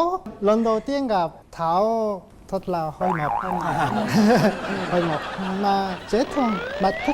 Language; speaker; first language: Vietnamese; non-native, learner; Korean